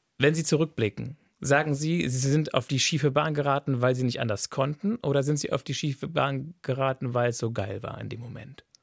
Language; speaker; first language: German; native; German